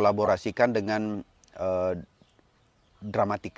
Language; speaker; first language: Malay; non-native, local second language; Balinese